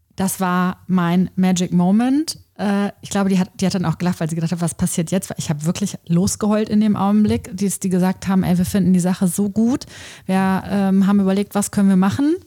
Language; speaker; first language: German; native; German